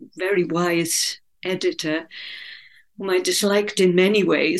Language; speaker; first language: English; native; English